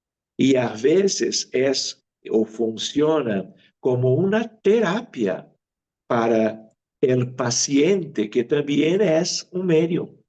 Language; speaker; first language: Spanish; non-native, fluent; Portuguese